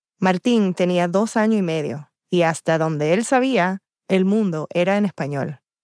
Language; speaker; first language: Spanish; early bilingual, heritage; Spanish